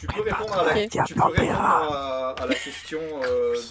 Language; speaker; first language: French; native; French